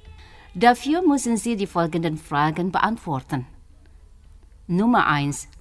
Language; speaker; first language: German; non-native, fluent; Indonesian